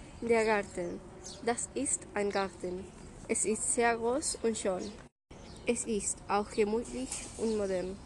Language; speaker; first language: German; non-native, learner; Spanish